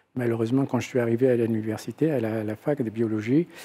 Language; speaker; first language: French; non-native, local second language; Arabic